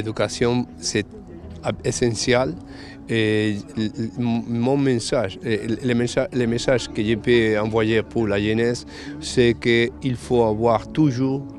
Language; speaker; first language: French; non-native, fluent; Spanish